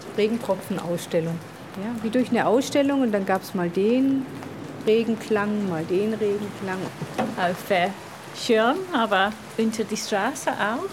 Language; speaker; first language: German; non-native, learner; English